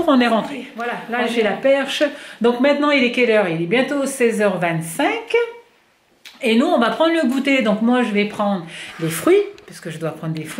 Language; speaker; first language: French; native; French